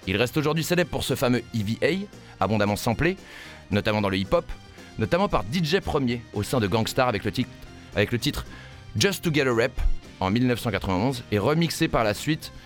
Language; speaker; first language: French; native; French